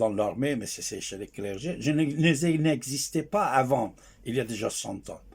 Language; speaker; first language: French; non-native, fluent; Persian